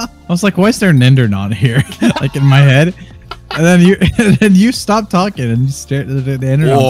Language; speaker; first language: English; native; English